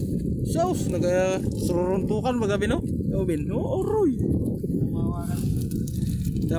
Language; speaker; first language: Filipino; non-native, local second language; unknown